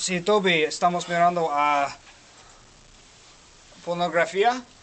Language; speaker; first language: Spanish; non-native, learner; English